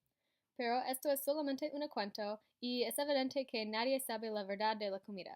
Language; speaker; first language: Spanish; non-native, learner; English